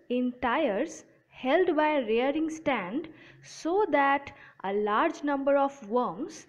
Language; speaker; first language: English; non-native, local second language; Bangla